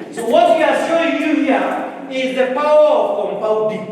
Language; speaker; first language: English; non-native, local second language; Swahili